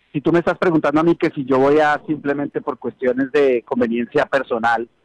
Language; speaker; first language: Spanish; native; Spanish